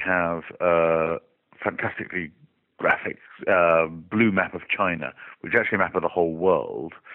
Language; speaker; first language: English; native; English